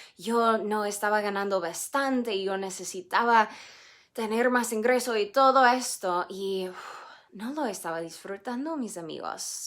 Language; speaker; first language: Spanish; non-native, fluent; English